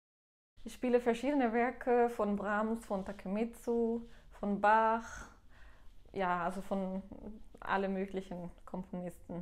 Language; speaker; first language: German; non-native, fluent; Spanish